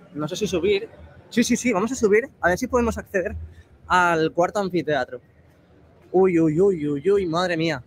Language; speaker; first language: Spanish; native; Spanish